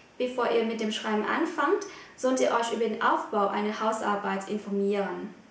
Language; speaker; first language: German; non-native, fluent; Vietnamese